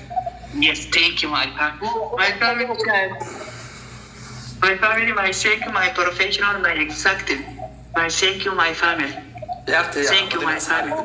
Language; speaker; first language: English; non-native, learner; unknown